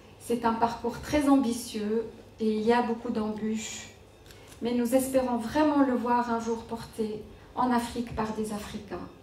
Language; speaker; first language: French; non-native, local second language; Arabic